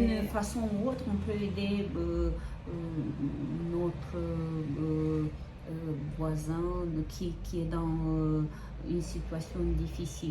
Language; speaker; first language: French; non-native, fluent; Ukrainian